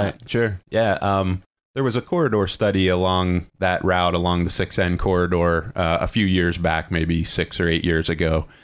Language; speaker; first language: English; native; English